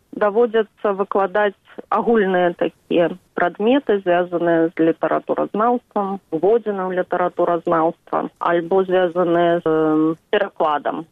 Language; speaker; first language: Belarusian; native; Belarusian